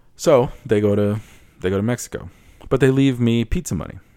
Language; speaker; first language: English; early bilingual, other home language; Spanish